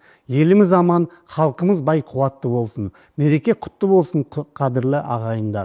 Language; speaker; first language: Kazakh; native; Kazakh